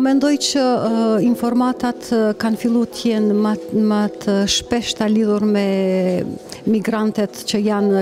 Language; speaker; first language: Albanian; native; Albanian